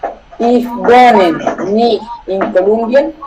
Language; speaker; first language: German; non-native, learner; Spanish